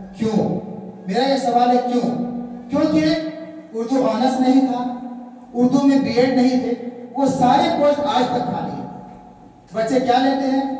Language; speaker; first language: Urdu; native; Urdu